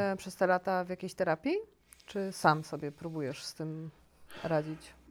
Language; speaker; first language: Polish; native; Polish